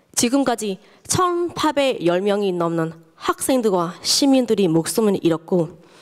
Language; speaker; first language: Korean; non-native, fluent; Burmese